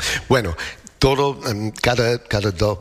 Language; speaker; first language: Spanish; non-native, fluent; English